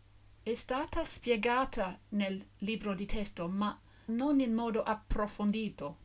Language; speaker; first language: Italian; non-native, learner; English